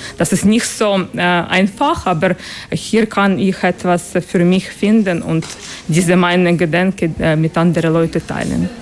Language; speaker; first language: German; non-native, learner; Russian